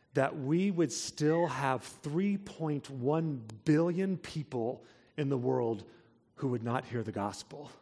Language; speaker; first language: English; native; English